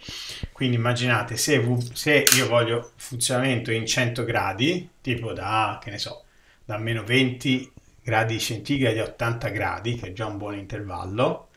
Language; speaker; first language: Italian; native; Italian